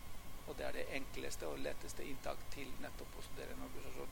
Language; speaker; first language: Norwegian; non-native, fluent; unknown